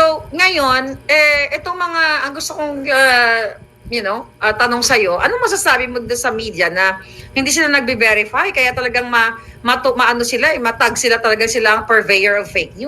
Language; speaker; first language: Filipino; native; Filipino